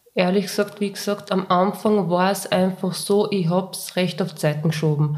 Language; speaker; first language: German; native; German